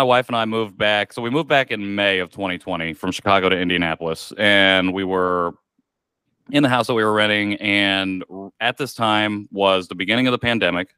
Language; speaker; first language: English; native; English